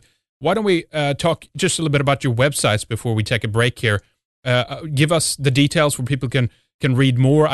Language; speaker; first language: English; non-native, fluent; Swedish